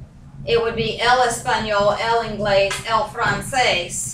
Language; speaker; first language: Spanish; non-native, fluent; English